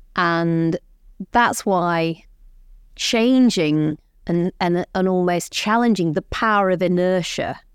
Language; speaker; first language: English; native; English